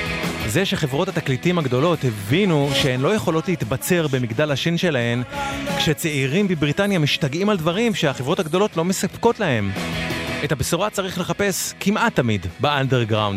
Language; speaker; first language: Hebrew; native; Hebrew